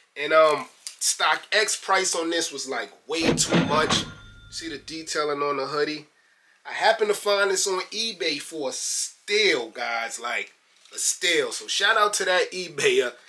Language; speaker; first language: English; native; English